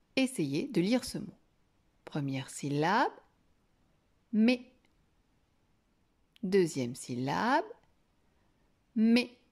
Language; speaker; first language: French; native; French